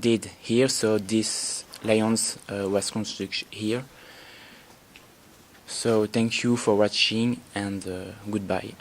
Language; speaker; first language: English; non-native, learner; French